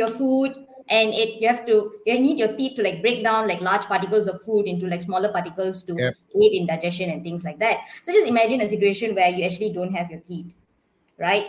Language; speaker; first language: English; non-native, local second language; Tamil